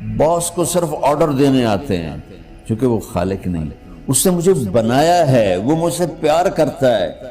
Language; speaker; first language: Urdu; non-native, local second language; Punjabi